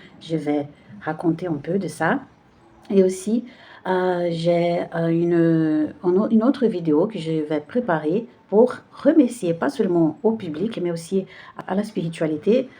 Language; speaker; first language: French; non-native, fluent; Portuguese